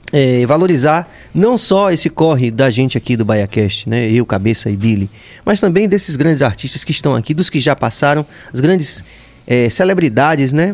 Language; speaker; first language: Portuguese; native; Portuguese